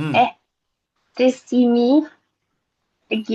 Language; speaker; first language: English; non-native, learner; Indonesian